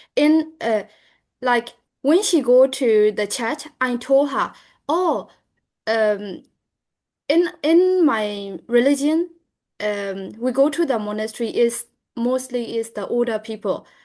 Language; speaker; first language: English; non-native, learner; Burmese